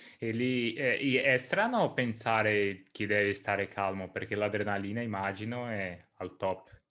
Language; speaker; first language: Italian; non-native, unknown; Portuguese